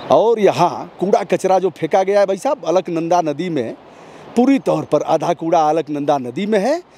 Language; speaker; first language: Hindi; native; Hindi